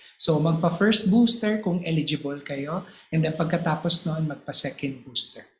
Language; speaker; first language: Filipino; native; Filipino